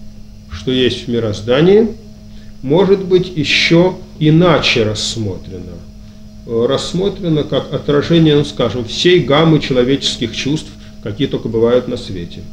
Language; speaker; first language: Russian; native; Russian